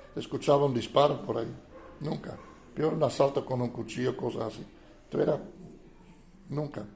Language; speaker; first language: Spanish; non-native, fluent; Dutch